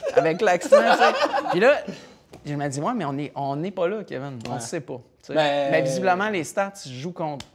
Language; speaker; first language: French; native; French